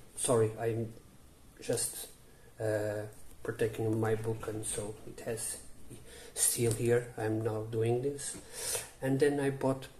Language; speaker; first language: English; non-native, learner; Portuguese